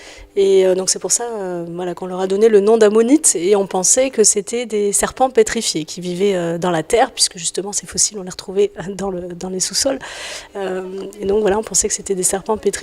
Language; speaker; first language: French; native; French